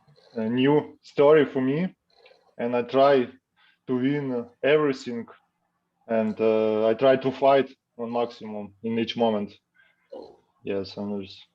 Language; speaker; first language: English; non-native, learner; Russian